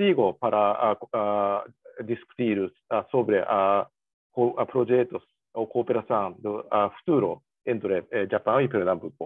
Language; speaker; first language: Portuguese; non-native, learner; Japanese